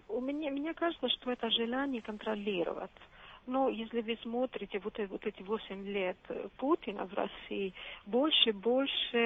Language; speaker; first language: Russian; non-native, fluent; Italian